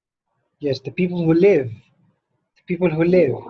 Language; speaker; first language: English; non-native, fluent; Arabic